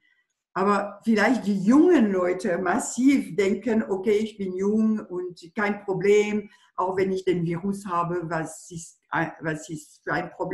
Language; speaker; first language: German; non-native, fluent; French